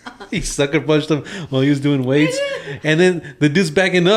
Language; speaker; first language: English; early bilingual, other home language; Spanish